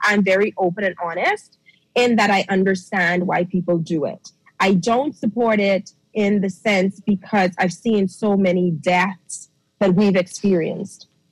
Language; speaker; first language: English; early bilingual, other home language; Haitian Creole